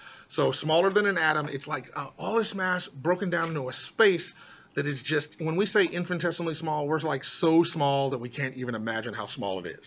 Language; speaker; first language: English; native; English